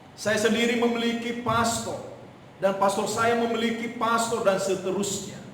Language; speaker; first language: Indonesian; non-native, local second language; Nias